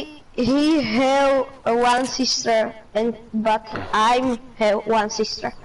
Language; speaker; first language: English; non-native, learner; Slovak